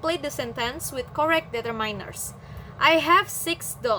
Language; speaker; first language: English; non-native, fluent; Indonesian